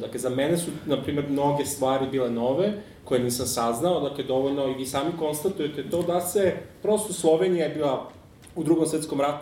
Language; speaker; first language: Serbian; native; Serbian